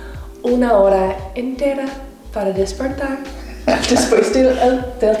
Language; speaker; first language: Spanish; non-native, learner; English